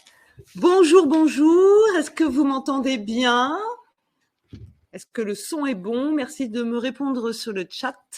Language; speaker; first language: French; native; French